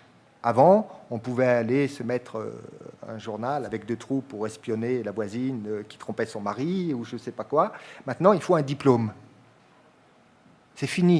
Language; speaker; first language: French; native; French